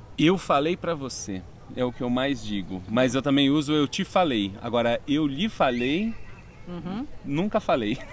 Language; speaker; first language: Portuguese; native; Portuguese